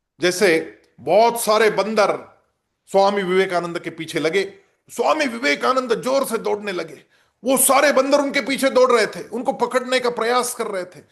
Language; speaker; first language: Hindi; non-native, local second language; Marathi